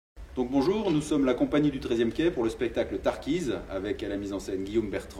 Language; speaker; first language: French; native; French